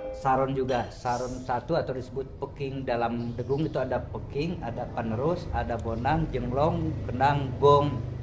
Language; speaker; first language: Indonesian; non-native, local second language; Sundanese